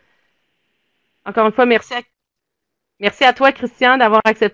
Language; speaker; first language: French; native; French